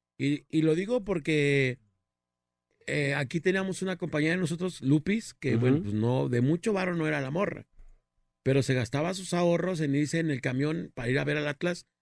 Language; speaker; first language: Spanish; native; Spanish